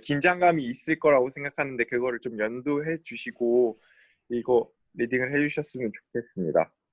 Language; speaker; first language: Korean; native; Korean